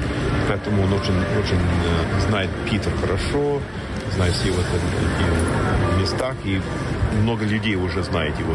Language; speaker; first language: Russian; non-native, fluent; English